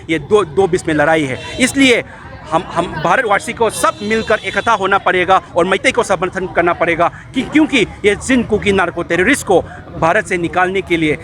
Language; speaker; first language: Hindi; non-native, local second language; Manipuri